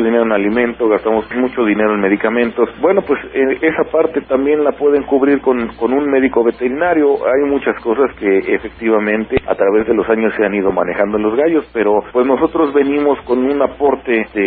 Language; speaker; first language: Spanish; native; Spanish